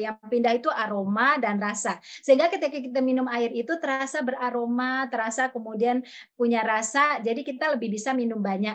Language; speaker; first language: Indonesian; native; Indonesian